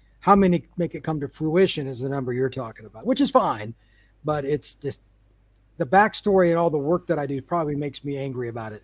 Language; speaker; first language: English; native; English